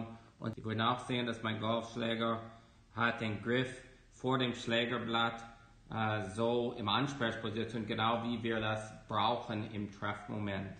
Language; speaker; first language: German; non-native, fluent; English